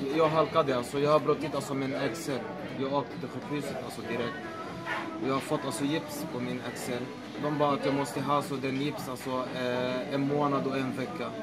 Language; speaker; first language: Swedish; non-native, learner; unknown